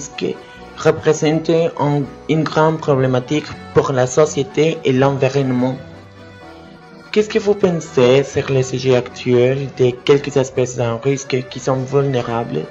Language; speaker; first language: French; non-native, learner; Spanish